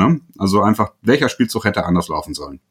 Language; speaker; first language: German; native; German